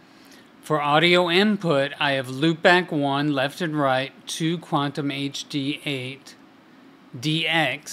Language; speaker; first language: English; native; English